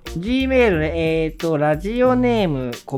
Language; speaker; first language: Japanese; native; Japanese